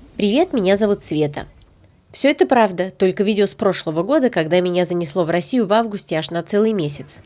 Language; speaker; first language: Russian; native; Russian